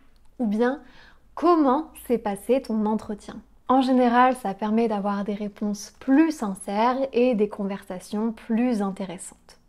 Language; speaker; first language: French; native; French